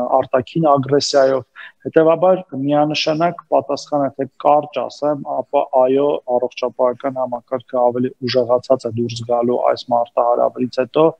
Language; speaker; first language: Armenian; native; Armenian